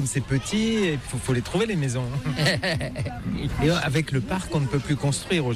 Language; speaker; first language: French; native; French